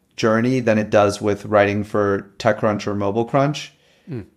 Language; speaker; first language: English; native; English